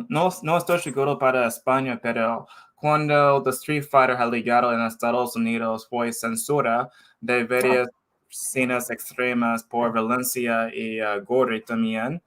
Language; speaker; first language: Spanish; non-native, fluent; English